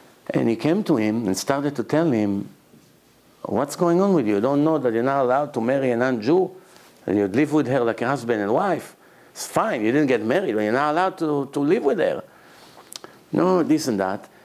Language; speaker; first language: English; non-native, fluent; Hebrew